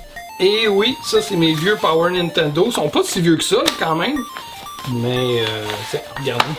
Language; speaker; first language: French; native; French